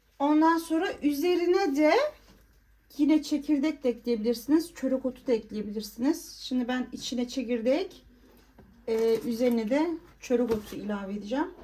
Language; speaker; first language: Turkish; native; Turkish